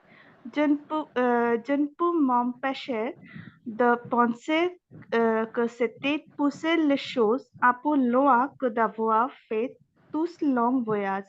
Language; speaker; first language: French; non-native, learner; Bangla